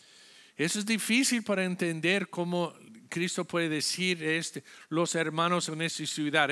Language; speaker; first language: Spanish; non-native, fluent; English